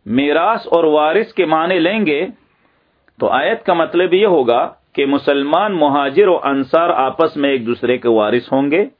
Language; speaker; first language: Urdu; native; Urdu